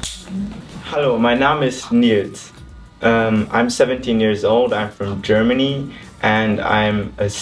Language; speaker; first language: English; non-native, fluent; German